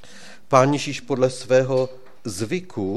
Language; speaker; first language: Czech; native; Czech